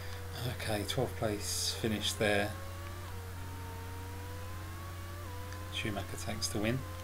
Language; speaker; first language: English; native; English